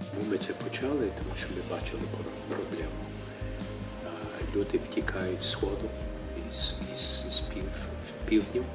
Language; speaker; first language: Ukrainian; early bilingual, heritage; Ukrainian